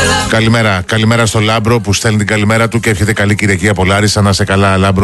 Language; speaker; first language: Greek; native; Greek